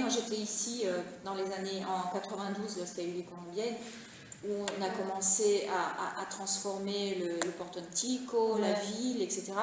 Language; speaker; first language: French; early bilingual, other home language; Italian